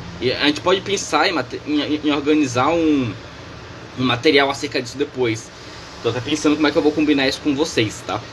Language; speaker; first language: Portuguese; native; Portuguese